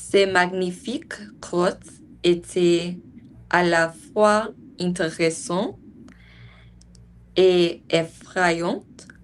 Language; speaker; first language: French; non-native, learner; English